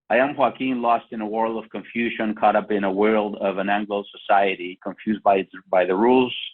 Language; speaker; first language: English; non-native, fluent; Spanish